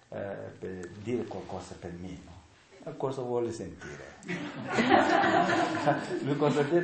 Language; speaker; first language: Italian; non-native, learner; Tibetan